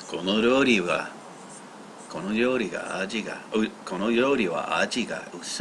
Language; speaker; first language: Japanese; non-native, learner; English